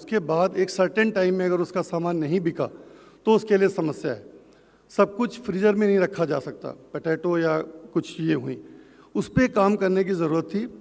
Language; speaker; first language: Hindi; native; Hindi